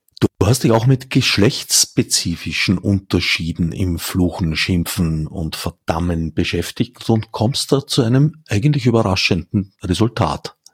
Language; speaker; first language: German; native; German